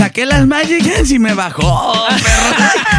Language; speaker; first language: Spanish; early bilingual, other home language; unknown